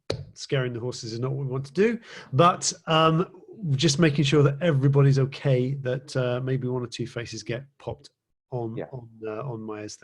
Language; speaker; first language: English; native; English